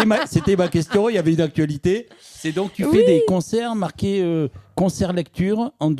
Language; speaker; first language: French; native; French